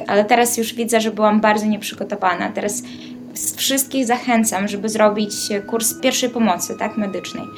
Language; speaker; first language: Polish; non-native, fluent; Ukrainian